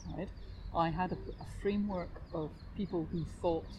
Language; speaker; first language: English; native; English